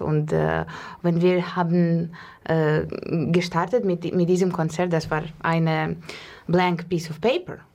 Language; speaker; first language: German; non-native, learner; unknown